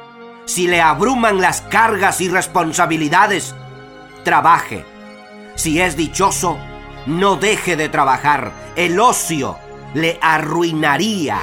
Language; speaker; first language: Spanish; native; Spanish